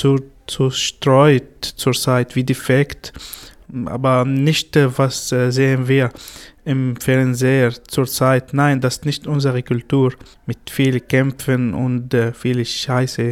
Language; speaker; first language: German; non-native, learner; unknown